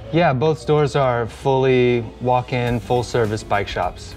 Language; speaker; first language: English; native; English